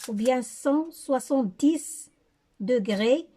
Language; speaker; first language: French; non-native, local second language; Arabic